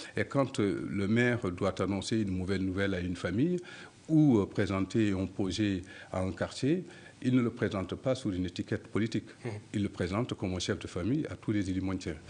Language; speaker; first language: French; non-native, local second language; Soninke